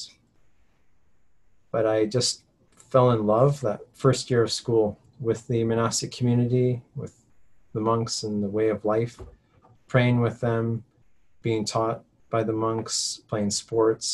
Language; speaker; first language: English; native; English